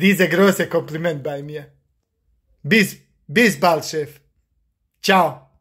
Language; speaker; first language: German; non-native, learner; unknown